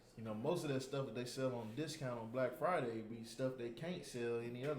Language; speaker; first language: English; native; English